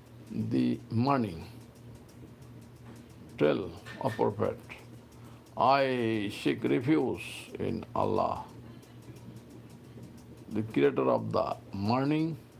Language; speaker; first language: English; non-native, local second language; Bangla